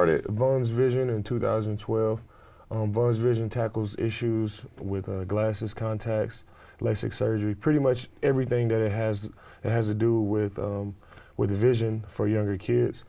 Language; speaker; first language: English; native; English